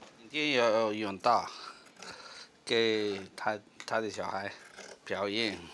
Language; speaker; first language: Chinese; non-native, learner; Spanish